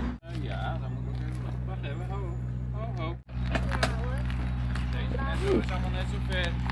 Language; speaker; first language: Dutch; native; Dutch